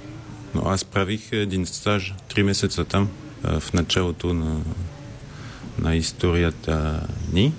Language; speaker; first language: Bulgarian; non-native, learner; French